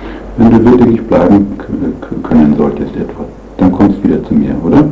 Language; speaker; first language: German; native; German